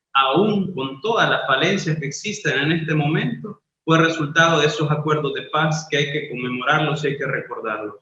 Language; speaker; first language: Spanish; native; Spanish